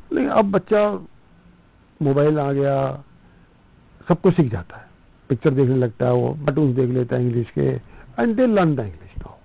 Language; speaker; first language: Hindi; non-native, local second language; Punjabi